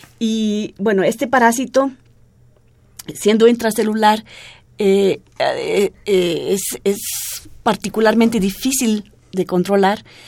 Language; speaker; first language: Spanish; non-native, fluent; German